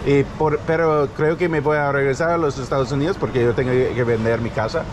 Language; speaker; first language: Spanish; non-native, learner; English